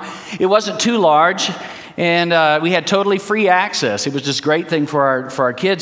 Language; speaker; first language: English; early bilingual, heritage; English